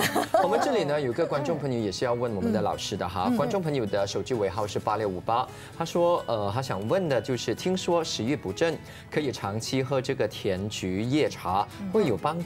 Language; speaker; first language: Chinese; native; Chinese